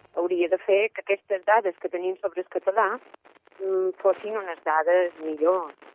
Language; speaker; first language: Catalan; native; Catalan